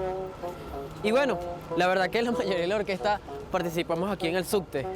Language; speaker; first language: Spanish; native; Spanish